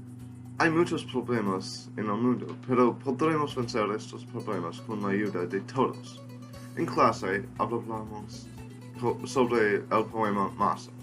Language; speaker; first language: Spanish; non-native, learner; English